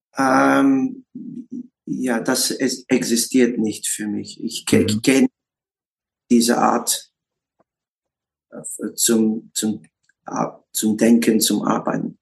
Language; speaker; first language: German; non-native, learner; English